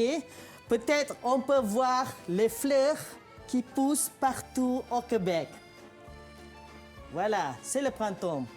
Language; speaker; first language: French; non-native, fluent; Malay